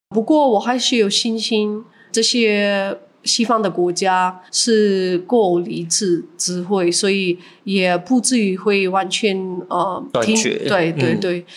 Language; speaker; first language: Chinese; non-native, fluent; Ukrainian